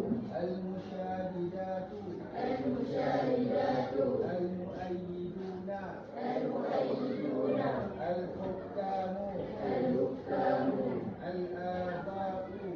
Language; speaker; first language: Arabic; non-native, fluent; Malay